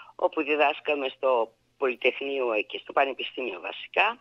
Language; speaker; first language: Greek; early bilingual, heritage; Bulgarian